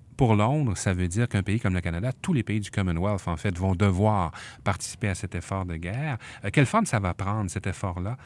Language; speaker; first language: French; native; French